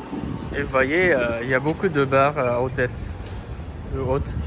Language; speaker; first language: French; non-native, fluent; Japanese